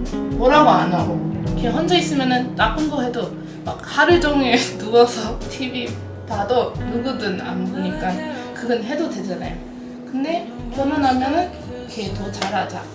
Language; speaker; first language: Korean; non-native, fluent; English